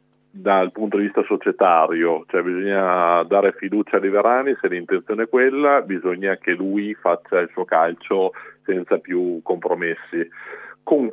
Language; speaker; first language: Italian; native; Italian